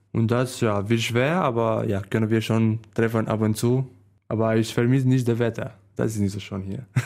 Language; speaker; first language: German; non-native, learner; Romanian